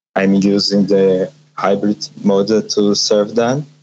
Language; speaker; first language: English; non-native, learner; Portuguese